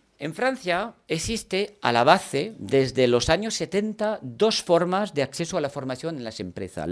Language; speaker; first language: Spanish; early bilingual, heritage; French